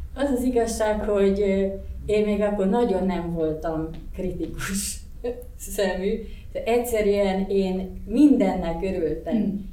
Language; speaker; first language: Hungarian; non-native, local second language; Croatian